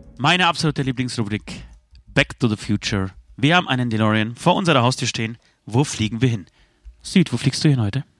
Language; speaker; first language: German; early bilingual, other home language; Polish